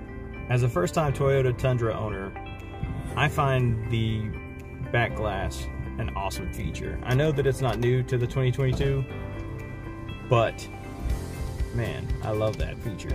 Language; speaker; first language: English; native; English